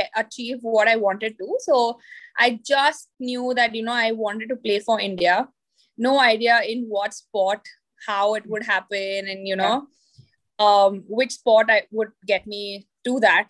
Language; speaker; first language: English; non-native, local second language; Marathi